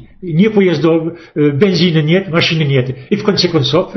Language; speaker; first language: Russian; non-native, fluent; French